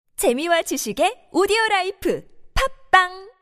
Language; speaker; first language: Korean; native; Korean